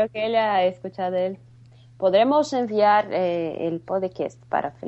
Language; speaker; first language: Spanish; non-native, fluent; Portuguese